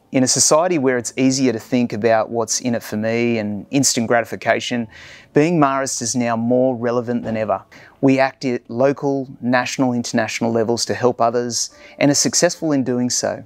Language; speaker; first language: English; native; English